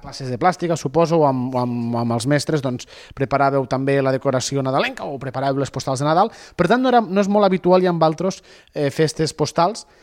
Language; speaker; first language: Catalan; native; Catalan